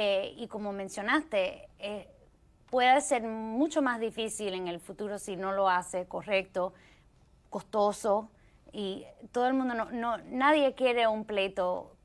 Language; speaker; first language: Spanish; early bilingual, heritage; Spanish